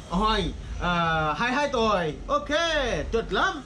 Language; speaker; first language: Vietnamese; non-native, learner; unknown